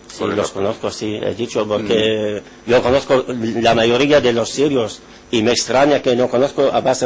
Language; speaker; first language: Spanish; non-native, learner; Arabic